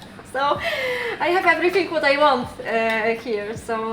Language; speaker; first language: English; non-native, learner; Polish